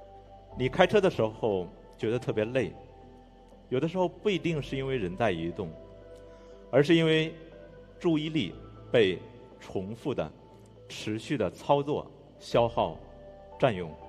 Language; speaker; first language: Chinese; native; Chinese